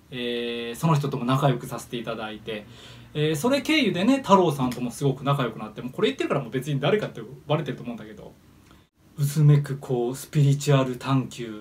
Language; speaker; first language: Japanese; native; Japanese